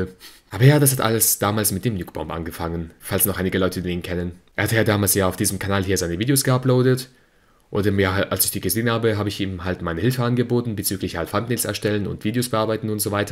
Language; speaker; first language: German; native; German